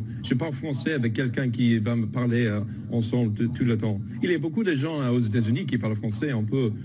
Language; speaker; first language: French; non-native, learner; English